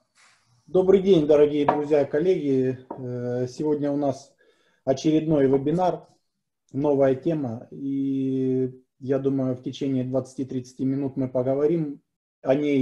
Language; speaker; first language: Russian; native; Russian